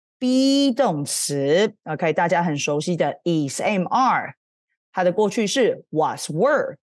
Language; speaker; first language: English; non-native, fluent; Chinese